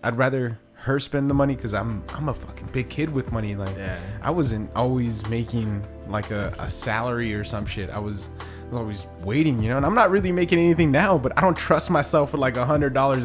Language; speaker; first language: English; early bilingual, other home language; Spanish